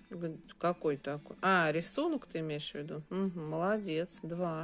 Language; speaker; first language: Russian; native; Russian